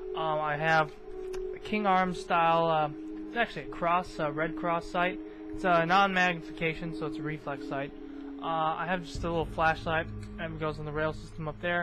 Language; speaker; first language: English; native; English